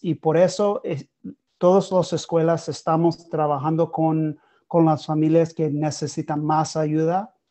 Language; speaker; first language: Spanish; non-native, learner; English